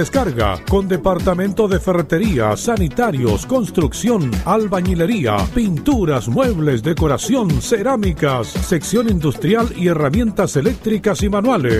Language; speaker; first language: Spanish; native; Spanish